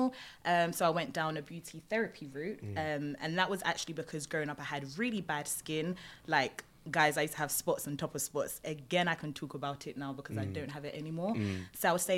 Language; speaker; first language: English; native; English